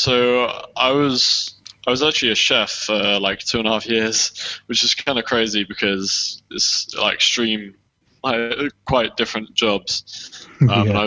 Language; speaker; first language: English; native; English